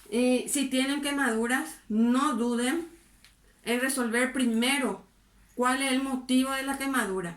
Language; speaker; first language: Spanish; native; Spanish